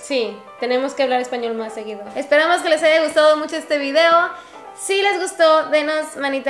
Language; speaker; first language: Spanish; native; Spanish